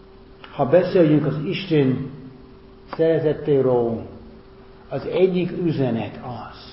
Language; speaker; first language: Hungarian; non-native, fluent; English